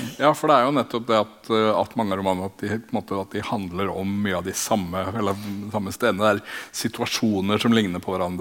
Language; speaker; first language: Norwegian; native; Norwegian